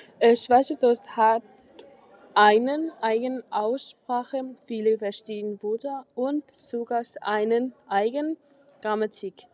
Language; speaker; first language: German; non-native, learner; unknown